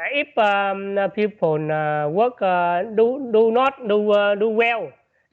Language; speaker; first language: English; non-native, learner; Vietnamese